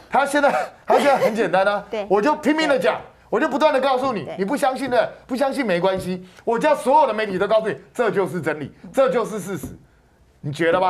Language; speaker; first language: Chinese; native; Chinese